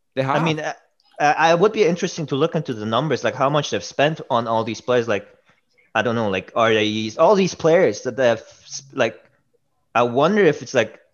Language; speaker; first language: English; early bilingual, other home language; German